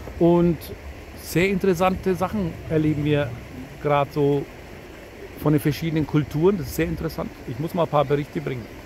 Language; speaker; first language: German; early bilingual, other home language; Turkish